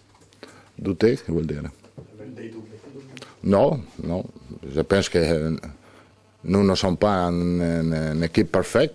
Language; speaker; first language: French; non-native, learner; Italian